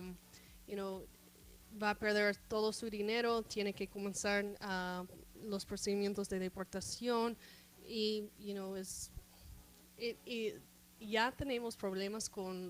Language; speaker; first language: Spanish; non-native, fluent; English